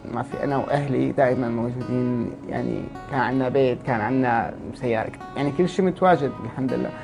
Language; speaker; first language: Arabic; native; Arabic